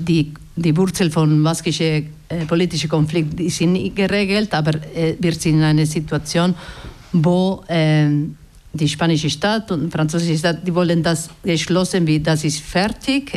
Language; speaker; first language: German; non-native, learner; Basque